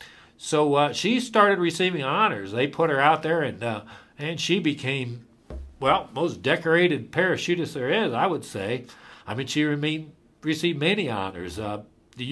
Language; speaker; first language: English; native; English